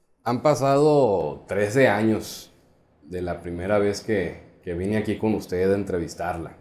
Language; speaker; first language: Spanish; native; Spanish